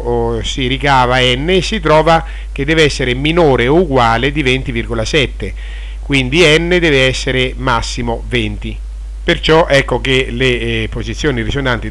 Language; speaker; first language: Italian; native; Italian